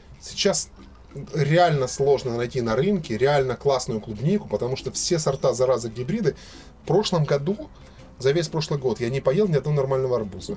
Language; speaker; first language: Russian; native; Russian